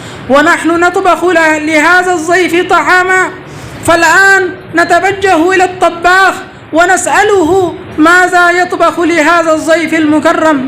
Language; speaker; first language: Arabic; non-native, learner; Urdu